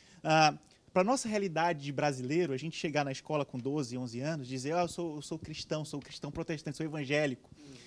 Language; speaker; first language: Portuguese; native; Portuguese